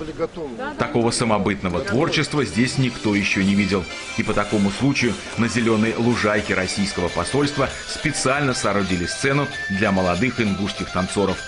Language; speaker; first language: Russian; native; Russian